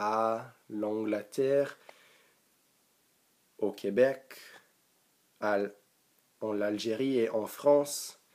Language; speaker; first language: French; non-native, learner; English